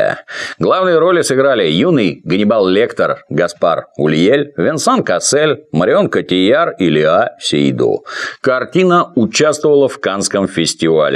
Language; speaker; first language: Russian; native; Russian